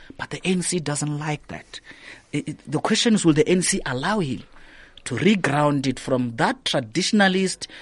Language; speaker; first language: English; non-native, local second language; Northern Sotho